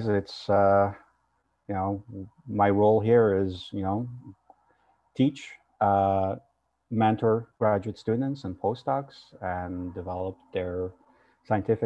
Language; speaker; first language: English; non-native, fluent; Portuguese